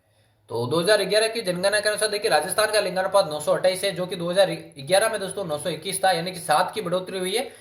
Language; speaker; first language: Hindi; native; Hindi